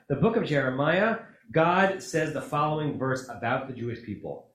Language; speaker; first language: English; native; English